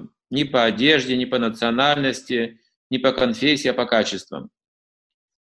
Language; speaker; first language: Russian; native; Russian